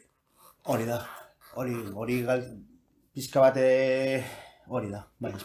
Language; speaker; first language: Basque; non-native, local second language; Spanish